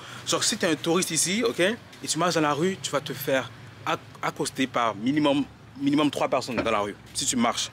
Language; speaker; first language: French; native; French